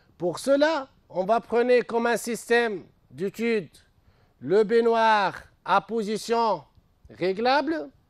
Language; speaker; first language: French; non-native, local second language; Arabic